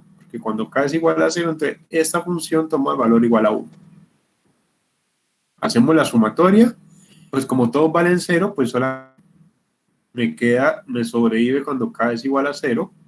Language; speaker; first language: Spanish; native; Spanish